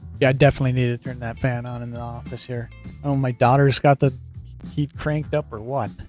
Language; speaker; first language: English; native; English